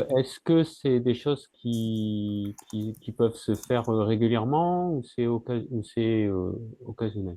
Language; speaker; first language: French; native; French